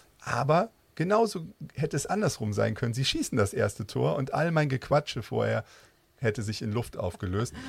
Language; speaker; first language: German; native; German